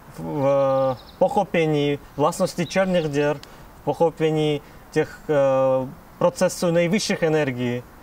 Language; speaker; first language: Czech; non-native, fluent; Russian